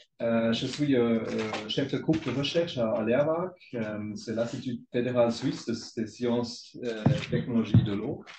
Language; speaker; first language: French; non-native, local second language; German